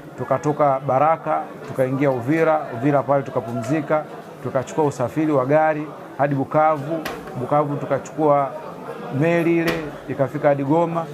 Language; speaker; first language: Swahili; native; Swahili